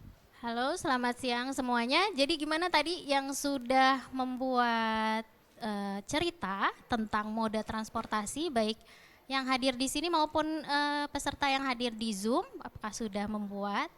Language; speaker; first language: Indonesian; native; Indonesian